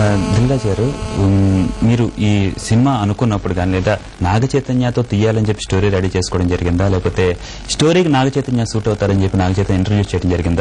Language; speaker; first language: Telugu; native; Telugu